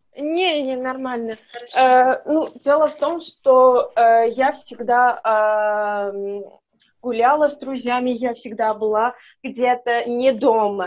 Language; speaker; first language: Russian; non-native, fluent; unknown